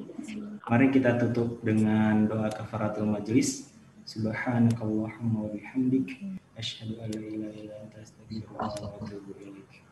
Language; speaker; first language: Indonesian; native; Indonesian